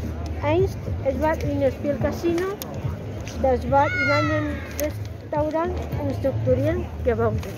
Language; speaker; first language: German; non-native, learner; Spanish